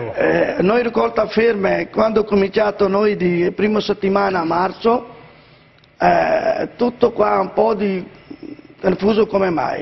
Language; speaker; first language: Italian; non-native, learner; Punjabi